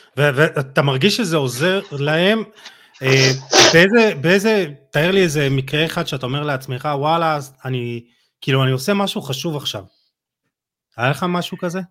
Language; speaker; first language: Hebrew; native; Hebrew